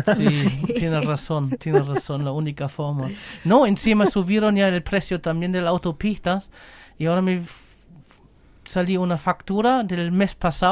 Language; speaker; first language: Spanish; non-native, learner; German